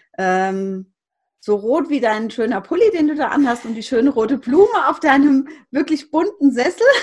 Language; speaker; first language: German; native; German